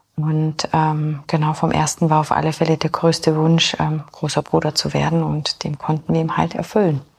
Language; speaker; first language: German; early bilingual, other home language; Polish